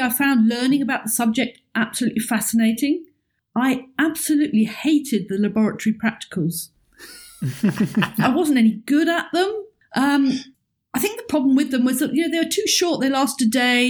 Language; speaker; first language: English; native; English